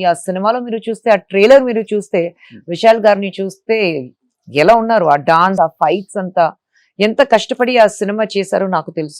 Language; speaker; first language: Telugu; non-native, fluent; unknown